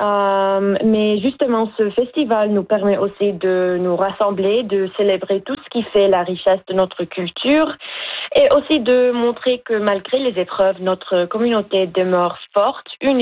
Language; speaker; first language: French; non-native, local second language; Arabic